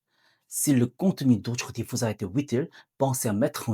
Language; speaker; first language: French; non-native, learner; Korean